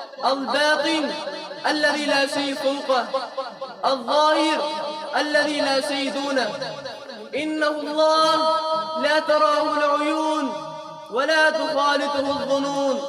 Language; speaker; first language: Arabic; non-native, fluent; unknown